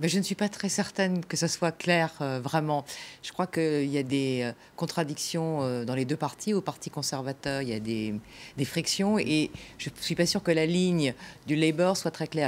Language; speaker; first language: French; native; French